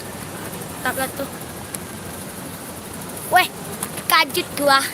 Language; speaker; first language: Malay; non-native, local second language; Minangkabau